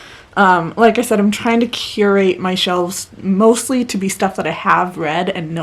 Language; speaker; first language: English; native; English